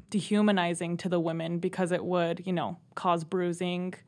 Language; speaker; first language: English; native; English